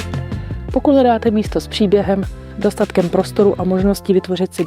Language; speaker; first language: Czech; native; Czech